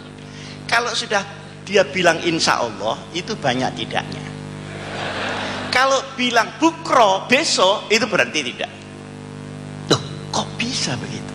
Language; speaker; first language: Indonesian; non-native, local second language; Javanese